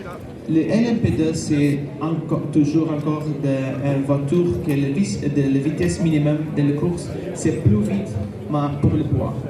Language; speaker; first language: French; non-native, learner; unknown